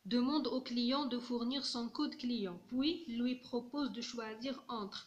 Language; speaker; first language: French; non-native, local second language; Arabic